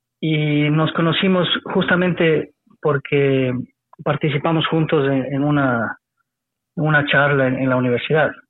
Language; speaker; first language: Spanish; native; Spanish